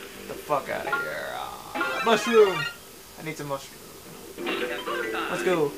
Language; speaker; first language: English; native; English